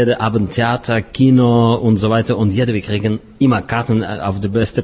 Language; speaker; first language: German; non-native, fluent; Russian